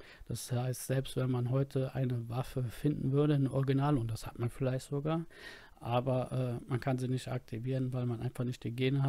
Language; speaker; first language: German; native; German